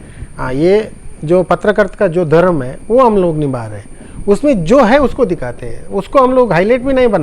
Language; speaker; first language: Hindi; non-native, local second language; Tulu